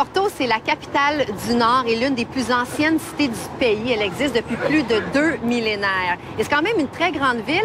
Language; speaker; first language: French; native; French